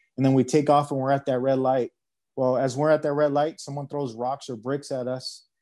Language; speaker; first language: English; native; English